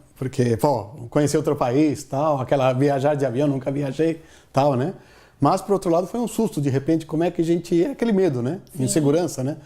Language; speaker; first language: Portuguese; non-native, fluent; Telugu